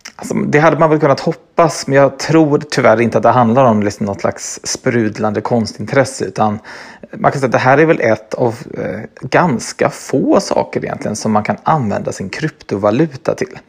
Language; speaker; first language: Swedish; native; Swedish